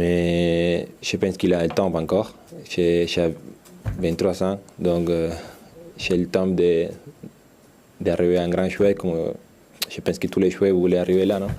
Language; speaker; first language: French; non-native, learner; Spanish